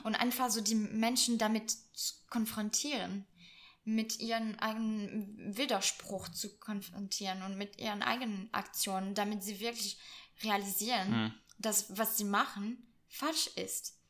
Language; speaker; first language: German; non-native, fluent; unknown